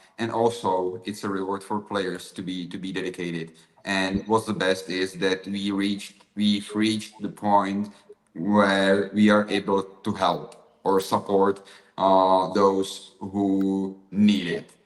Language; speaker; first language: English; non-native, fluent; Czech